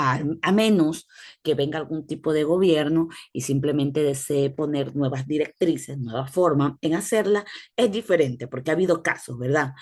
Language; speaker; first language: Spanish; native; Spanish